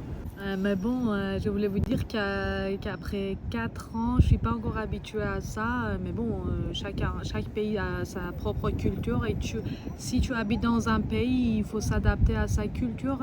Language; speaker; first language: French; non-native, fluent; Persian